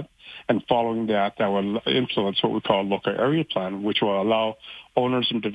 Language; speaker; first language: English; native; English